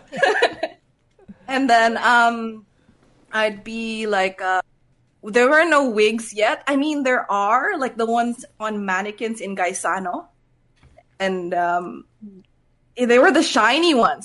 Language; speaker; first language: English; non-native, local second language; Cebuano